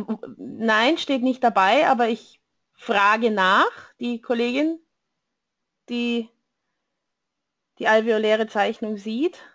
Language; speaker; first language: German; native; German